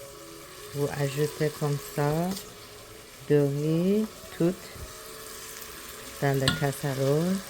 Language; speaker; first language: French; non-native, learner; Persian